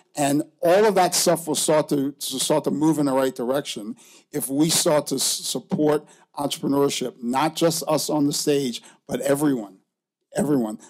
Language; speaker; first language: English; native; English